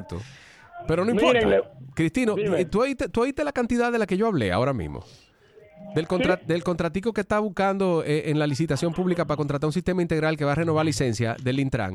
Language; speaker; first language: Spanish; native; Spanish